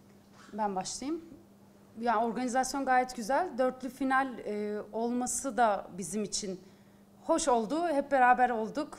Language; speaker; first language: Turkish; native; Turkish